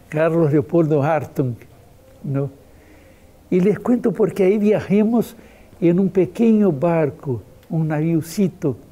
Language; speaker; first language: Spanish; non-native, fluent; Portuguese